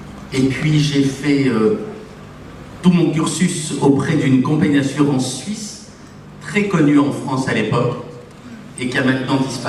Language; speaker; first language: French; native; French